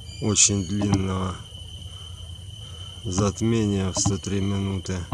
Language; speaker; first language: Russian; native; Russian